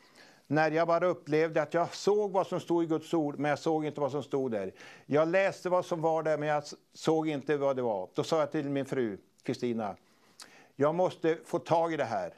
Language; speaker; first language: Swedish; native; Swedish